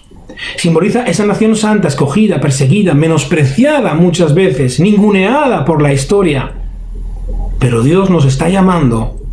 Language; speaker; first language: Spanish; native; Spanish